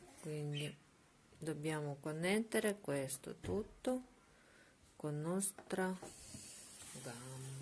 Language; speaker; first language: Italian; non-native, learner; Russian